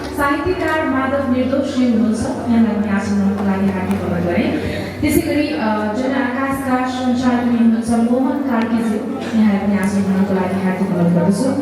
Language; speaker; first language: Nepali; native; Nepali